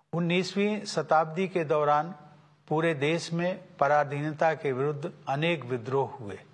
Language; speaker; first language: Hindi; native; Hindi